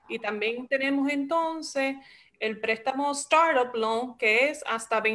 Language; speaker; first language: Spanish; early bilingual, heritage; Spanish